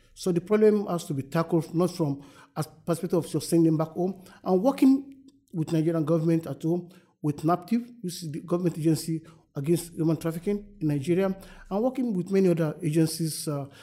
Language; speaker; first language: English; non-native, local second language; Yoruba